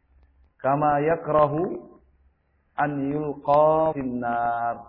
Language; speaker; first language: Arabic; non-native, fluent; Indonesian